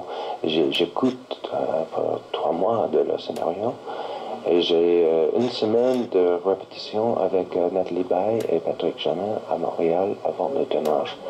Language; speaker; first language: French; non-native, learner; English